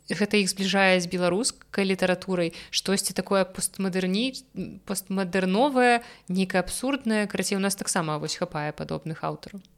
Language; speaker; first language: Belarusian; non-native, local second language; Russian